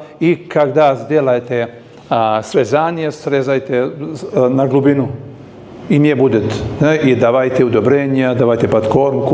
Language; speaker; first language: Russian; non-native, learner; Serbian